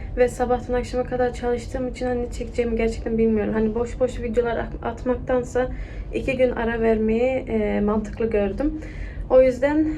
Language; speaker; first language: Turkish; early bilingual, heritage; Turkish